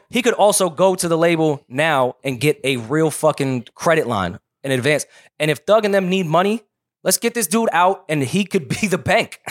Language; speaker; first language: English; native; English